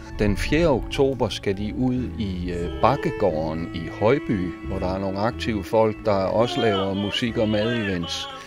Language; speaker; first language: Danish; native; Danish